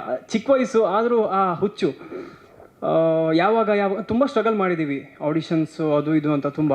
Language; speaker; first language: Kannada; non-native, local second language; Tulu